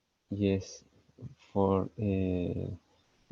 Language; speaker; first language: English; non-native, learner; Spanish